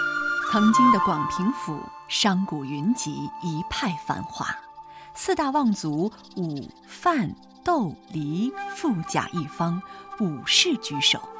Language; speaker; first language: Chinese; native; Chinese